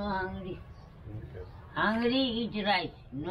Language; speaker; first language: English; non-native, learner; Nepali